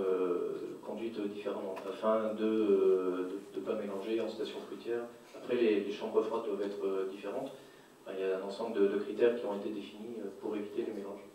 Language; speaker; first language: French; native; French